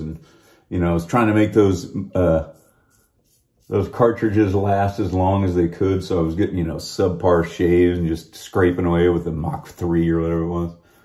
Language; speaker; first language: English; native; English